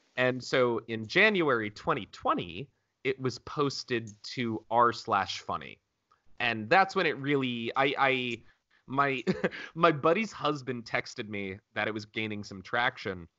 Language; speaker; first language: English; native; English